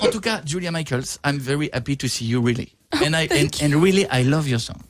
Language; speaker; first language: English; non-native, learner; French